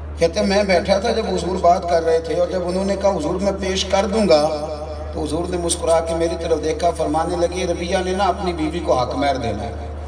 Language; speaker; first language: Urdu; non-native, local second language; Punjabi